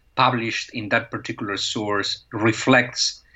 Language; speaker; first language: English; non-native, fluent; Spanish